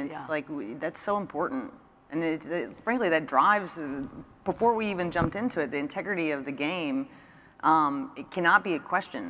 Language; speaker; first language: English; native; English